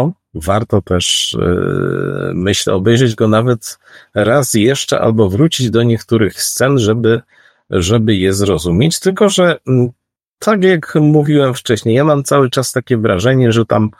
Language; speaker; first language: Polish; native; Polish